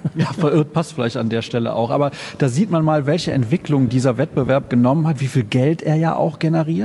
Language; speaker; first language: German; native; German